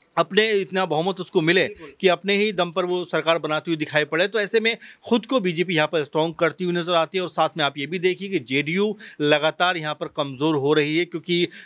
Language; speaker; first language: Hindi; native; Hindi